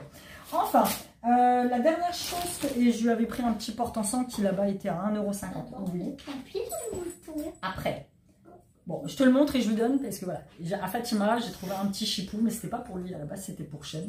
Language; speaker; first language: French; native; French